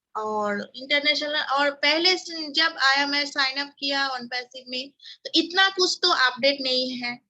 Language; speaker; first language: Hindi; non-native, local second language; Bangla